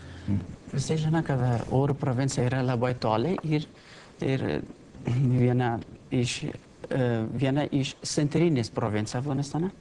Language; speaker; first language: Lithuanian; non-native, learner; Persian